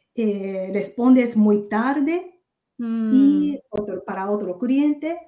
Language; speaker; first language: Spanish; non-native, fluent; Japanese